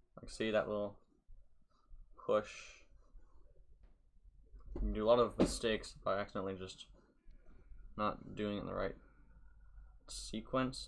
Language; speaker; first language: English; native; English